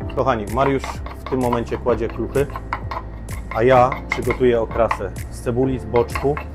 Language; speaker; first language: Polish; native; Polish